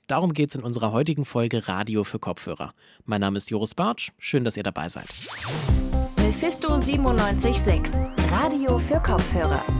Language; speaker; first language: German; native; German